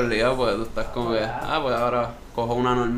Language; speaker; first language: Spanish; native; Spanish